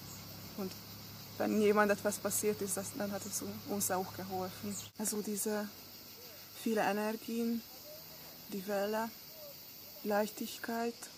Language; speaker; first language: German; non-native, fluent; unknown